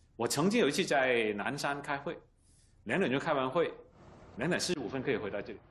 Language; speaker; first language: Chinese; native; Chinese